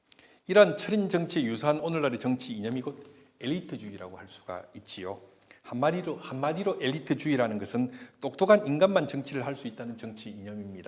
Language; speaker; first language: Korean; native; Korean